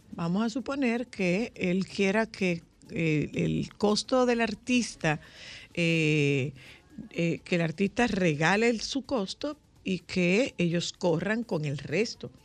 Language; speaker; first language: Spanish; native; Spanish